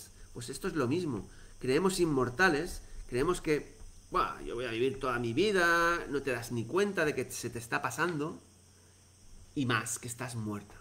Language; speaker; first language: Spanish; native; Spanish